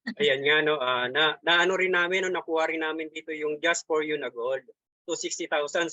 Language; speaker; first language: Filipino; native; Filipino